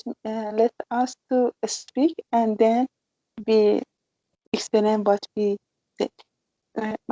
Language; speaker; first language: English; non-native, learner; Persian